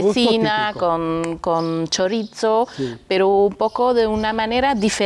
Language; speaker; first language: Spanish; non-native, learner; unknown